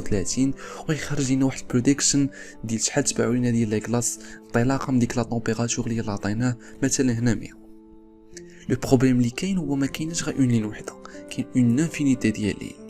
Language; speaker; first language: Arabic; native; Arabic